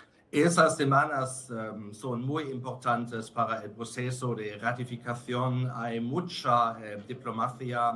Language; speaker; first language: Spanish; non-native, fluent; German